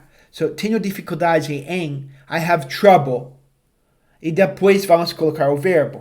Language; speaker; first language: Portuguese; non-native, fluent; English